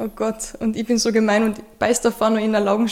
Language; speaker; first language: German; native; German